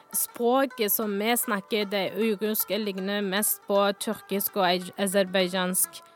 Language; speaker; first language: Norwegian; non-native, fluent; Chinese